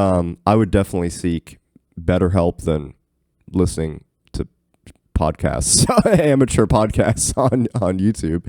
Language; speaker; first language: English; native; English